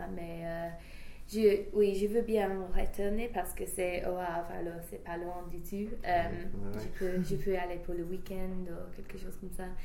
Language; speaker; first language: French; non-native, fluent; English